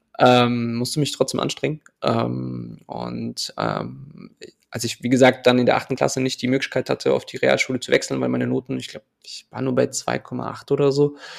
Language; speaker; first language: German; early bilingual, other home language; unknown